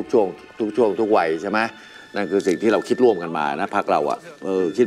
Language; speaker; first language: Thai; native; Thai